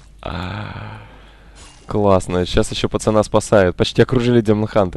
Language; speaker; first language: Russian; native; Russian